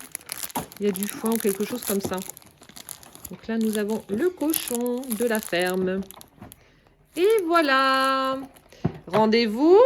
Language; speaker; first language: French; native; French